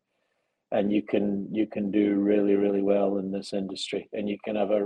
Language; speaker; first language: English; native; English